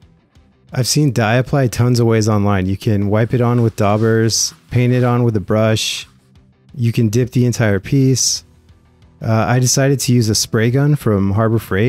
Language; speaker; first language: English; native; English